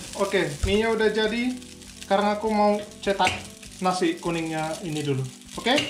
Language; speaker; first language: Indonesian; native; Indonesian